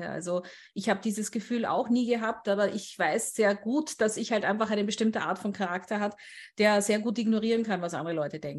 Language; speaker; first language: German; native; German